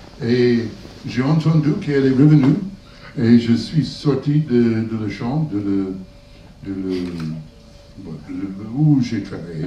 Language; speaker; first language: French; non-native, learner; English